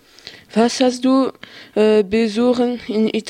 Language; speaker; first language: German; non-native, learner; French